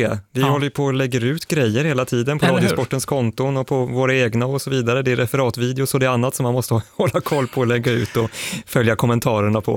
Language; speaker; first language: Swedish; native; Swedish